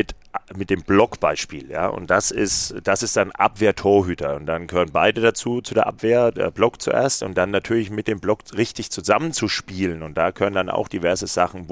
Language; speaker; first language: German; native; German